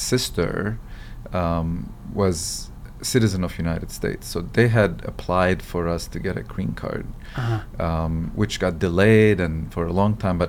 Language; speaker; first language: English; non-native, fluent; Arabic